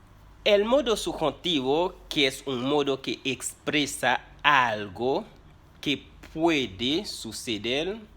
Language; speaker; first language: Spanish; non-native, fluent; Haitian Creole